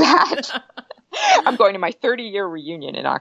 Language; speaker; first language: English; native; English